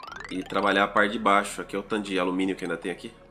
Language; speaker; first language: Portuguese; native; Portuguese